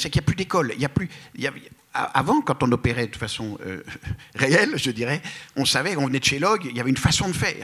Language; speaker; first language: French; native; French